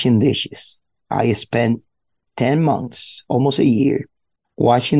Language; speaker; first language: English; non-native, fluent; Spanish